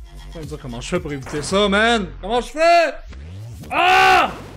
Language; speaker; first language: French; native; French